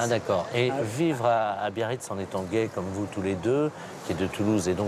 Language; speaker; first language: French; native; French